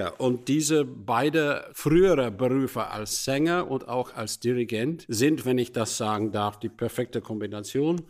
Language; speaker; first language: German; non-native, fluent; English